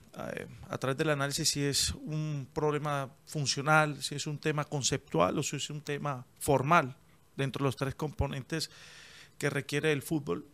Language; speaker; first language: Spanish; native; Spanish